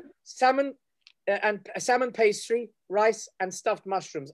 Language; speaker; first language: English; early bilingual, other home language; Armenian